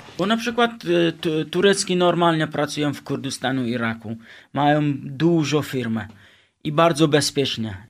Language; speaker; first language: Polish; non-native, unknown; Kurdish